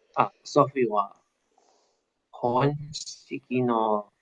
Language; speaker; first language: Japanese; non-native, learner; English